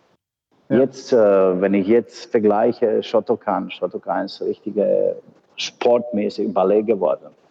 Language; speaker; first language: German; non-native, fluent; Bosnian